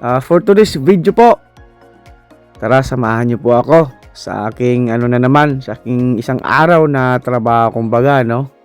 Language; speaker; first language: Filipino; non-native, local second language; Cebuano